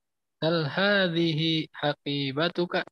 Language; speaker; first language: Arabic; non-native, learner; Indonesian